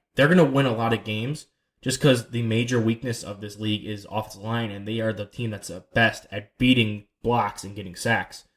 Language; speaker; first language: English; native; English